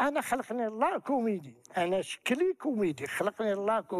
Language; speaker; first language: Arabic; native; Arabic